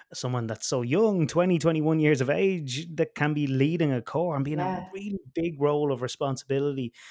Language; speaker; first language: English; native; English